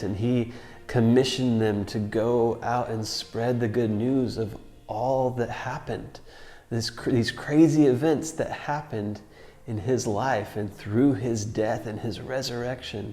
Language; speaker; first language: English; native; English